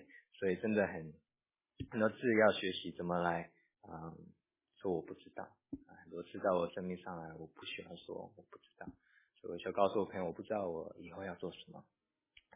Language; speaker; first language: Chinese; early bilingual, heritage; English